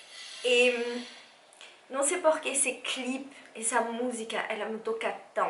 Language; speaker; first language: Portuguese; non-native, fluent; French